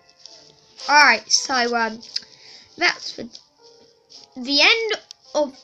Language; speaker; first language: English; native; English